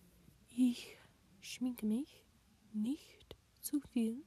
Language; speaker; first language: German; non-native, learner; English